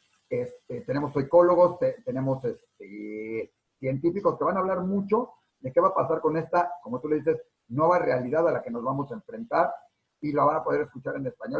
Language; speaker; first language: Spanish; native; Spanish